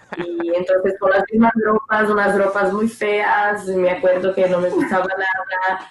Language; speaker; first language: Spanish; non-native, fluent; Portuguese